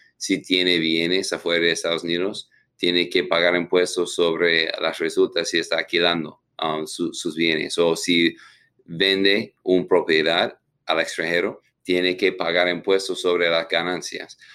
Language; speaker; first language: Spanish; non-native, learner; English